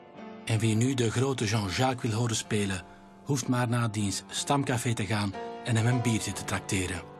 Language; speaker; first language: Dutch; native; Dutch